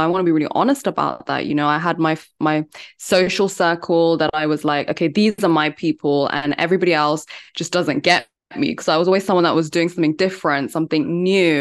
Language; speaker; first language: English; native; English